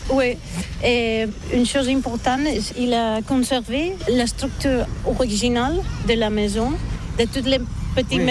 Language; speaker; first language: French; non-native, learner; Catalan